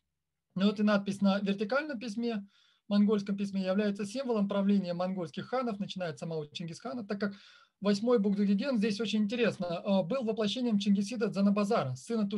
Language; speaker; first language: Russian; native; Russian